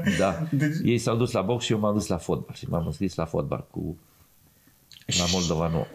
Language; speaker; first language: Romanian; non-native, local second language; Serbian